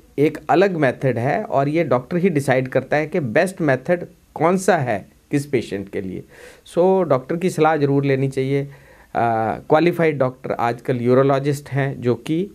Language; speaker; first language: Hindi; non-native, local second language; Punjabi